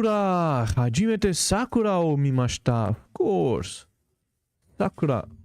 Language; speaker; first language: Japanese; non-native, learner; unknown